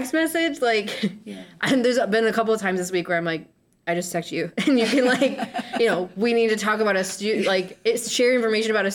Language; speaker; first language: English; native; English